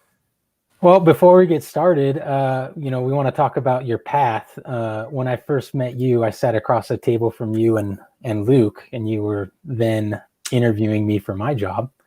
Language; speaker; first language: English; native; English